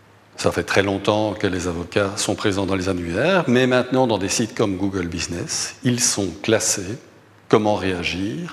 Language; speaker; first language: French; native; French